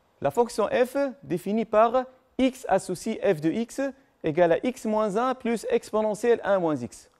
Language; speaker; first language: French; non-native, local second language; Arabic